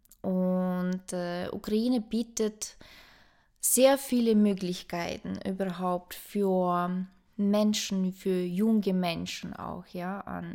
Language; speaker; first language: German; non-native, fluent; Ukrainian